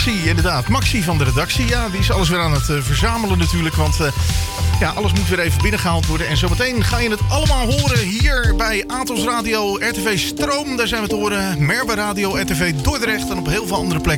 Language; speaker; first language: Dutch; native; Dutch